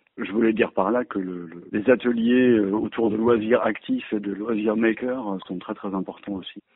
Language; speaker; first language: French; native; French